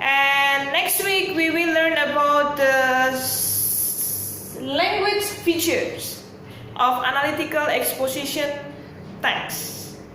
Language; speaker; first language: English; non-native, local second language; Indonesian